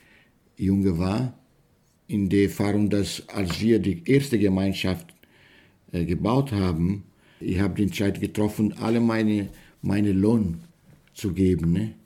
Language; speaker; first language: German; non-native, learner; Portuguese